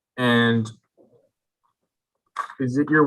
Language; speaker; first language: English; native; English